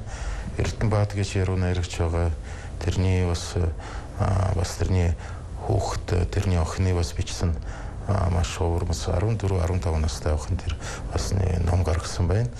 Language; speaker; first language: Mongolian; non-native, fluent; Russian